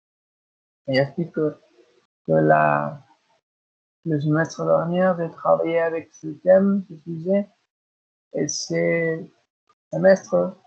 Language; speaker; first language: French; non-native, learner; Spanish